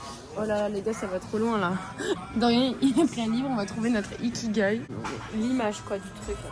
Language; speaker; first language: French; native; French